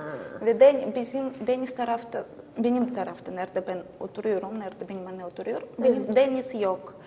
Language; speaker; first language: Turkish; non-native, learner; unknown